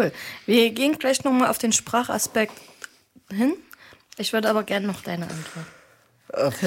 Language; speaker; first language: German; early bilingual, other home language; Arabic